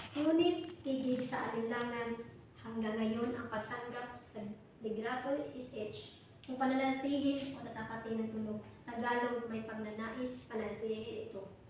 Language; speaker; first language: Filipino; non-native, local second language; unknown